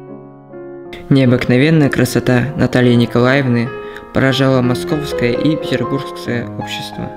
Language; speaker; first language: Russian; native; Russian